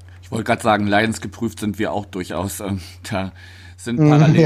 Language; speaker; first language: German; native; German